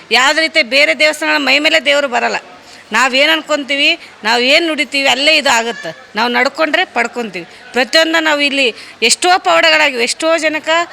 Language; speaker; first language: Kannada; native; Kannada